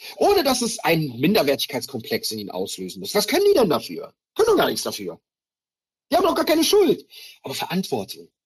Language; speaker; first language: German; early bilingual, other home language; Hebrew